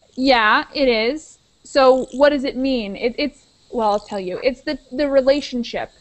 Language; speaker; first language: English; native; English